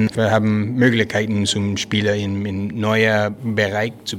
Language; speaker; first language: German; non-native, learner; French